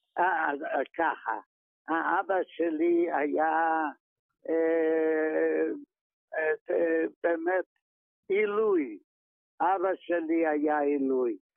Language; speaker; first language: Hebrew; non-native, fluent; Yiddish